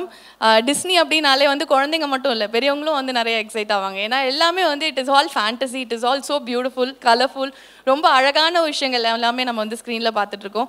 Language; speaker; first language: Tamil; native; Tamil